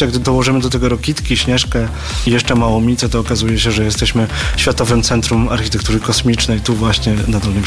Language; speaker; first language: Polish; native; Polish